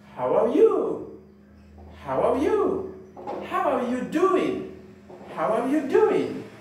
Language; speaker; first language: English; non-native, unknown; Haitian Creole